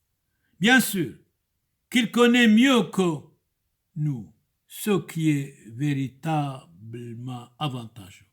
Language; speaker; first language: French; non-native, fluent; Turoyo